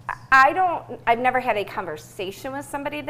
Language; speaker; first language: English; native; English